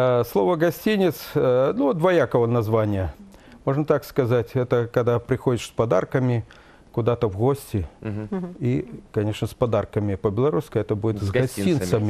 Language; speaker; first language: Russian; native; Russian